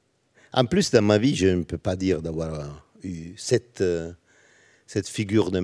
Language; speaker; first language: French; non-native, learner; Italian